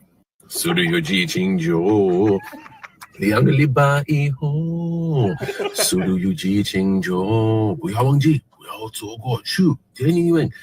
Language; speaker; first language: Chinese; non-native, learner; English